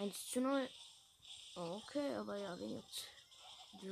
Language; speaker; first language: German; native; German